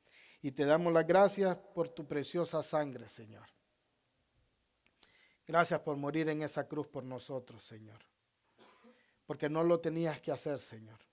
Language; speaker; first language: Spanish; native; Spanish